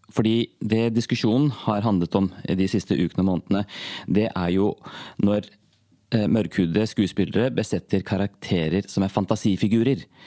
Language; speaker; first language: Norwegian; early bilingual, other home language; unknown